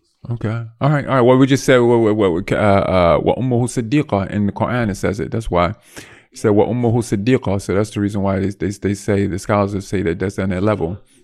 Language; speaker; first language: English; native; English